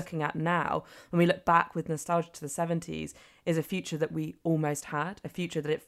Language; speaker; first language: English; native; English